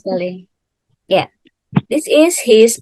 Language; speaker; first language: English; non-native, fluent; Indonesian